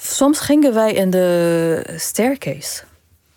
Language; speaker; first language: Dutch; non-native, fluent; Arabic